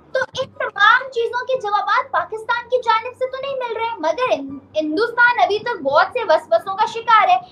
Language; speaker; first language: Urdu; native; Urdu